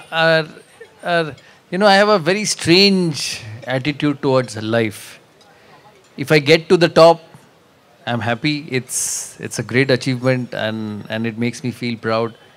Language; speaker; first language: English; non-native, local second language; Bangla